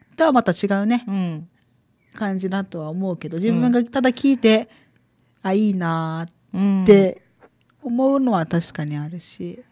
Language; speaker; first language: Japanese; native; Japanese